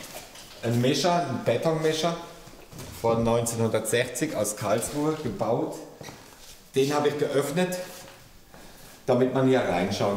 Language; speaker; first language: German; native; German